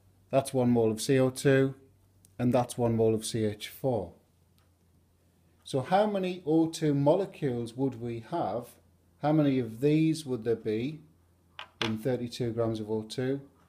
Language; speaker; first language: English; native; English